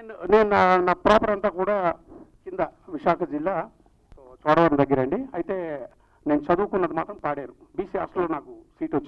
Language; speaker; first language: Telugu; native; Telugu